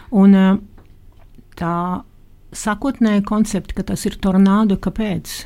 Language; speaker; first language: Latvian; non-native, local second language; Russian